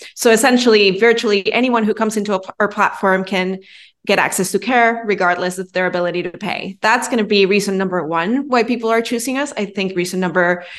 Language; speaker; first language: English; non-native, fluent; Spanish